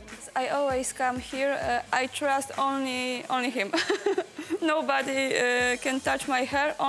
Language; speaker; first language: English; non-native, learner; Polish